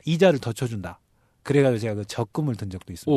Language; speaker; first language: Korean; native; Korean